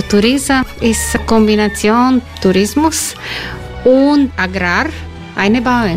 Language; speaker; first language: German; non-native, learner; Croatian